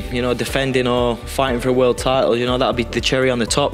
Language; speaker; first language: English; native; English